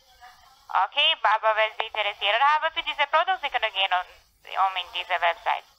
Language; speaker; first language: German; non-native, learner; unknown